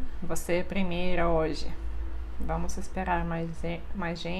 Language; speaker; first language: Portuguese; non-native, fluent; Russian